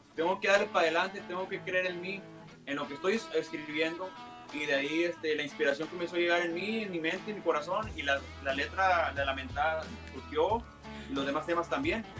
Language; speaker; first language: Spanish; early bilingual, heritage; Spanish